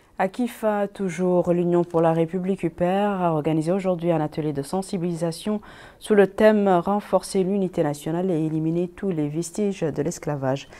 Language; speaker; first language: French; non-native, local second language; Arabic